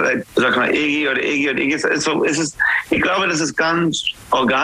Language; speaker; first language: German; non-native, fluent; English